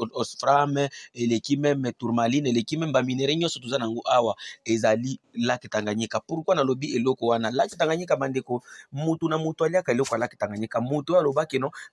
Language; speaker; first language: Lingala; non-native, local second language; Swahili